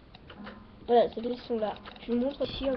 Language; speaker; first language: French; native; French